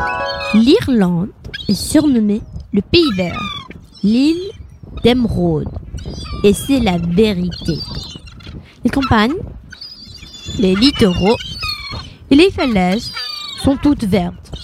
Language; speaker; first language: French; non-native, learner; English